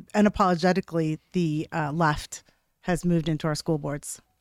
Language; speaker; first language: English; early bilingual, other home language; Norwegian